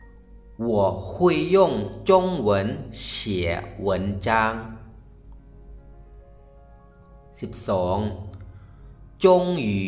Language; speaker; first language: Chinese; non-native, fluent; Lao